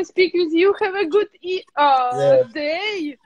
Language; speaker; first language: English; non-native, learner; Russian